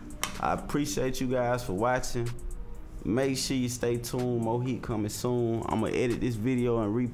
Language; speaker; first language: English; native; English